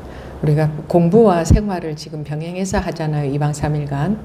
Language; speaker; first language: Korean; native; Korean